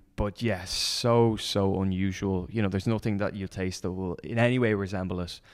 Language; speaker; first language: English; native; English